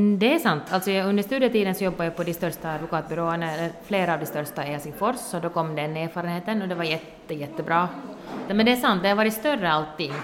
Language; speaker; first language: Swedish; native; Swedish